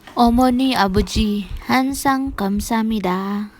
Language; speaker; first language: Korean; non-native, learner; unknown